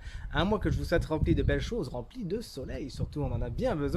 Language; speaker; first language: French; native; French